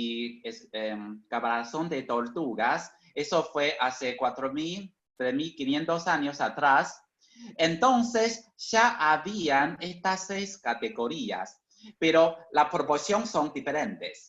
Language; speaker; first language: Spanish; non-native, fluent; Chinese